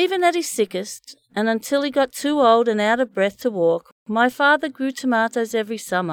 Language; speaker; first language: English; native; English